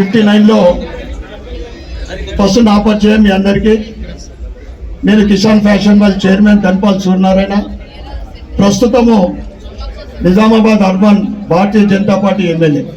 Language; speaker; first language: Telugu; native; Telugu